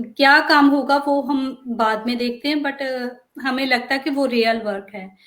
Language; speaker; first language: Hindi; non-native, local second language; Punjabi